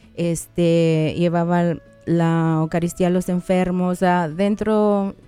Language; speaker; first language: Spanish; native; Spanish